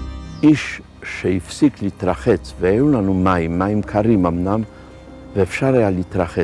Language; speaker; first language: Hebrew; non-native, fluent; Polish